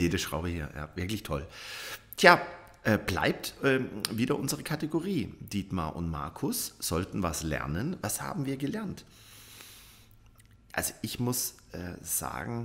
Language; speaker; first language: German; native; German